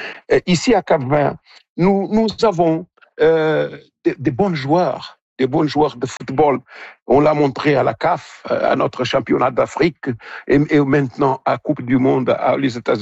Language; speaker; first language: French; non-native, fluent; Portuguese